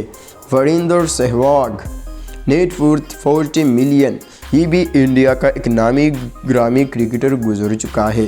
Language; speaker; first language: Hindi; native; Hindi